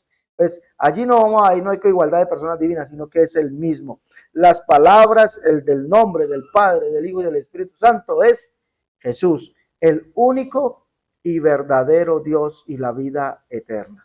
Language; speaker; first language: Spanish; native; Spanish